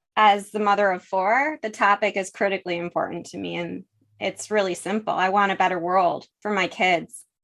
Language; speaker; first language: English; native; English